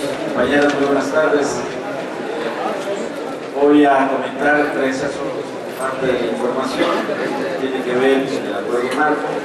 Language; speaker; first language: Spanish; native; Spanish